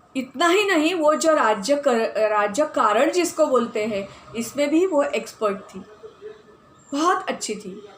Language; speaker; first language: Hindi; non-native, local second language; Marathi